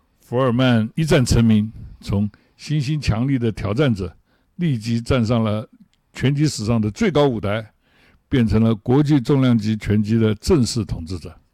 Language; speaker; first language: Chinese; native; Chinese